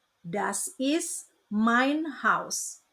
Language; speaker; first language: German; non-native, fluent; Indonesian